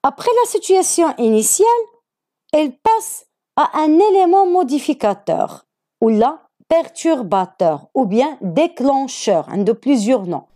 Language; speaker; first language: French; non-native, local second language; Arabic